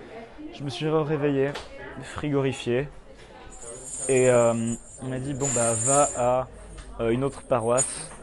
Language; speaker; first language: French; native; French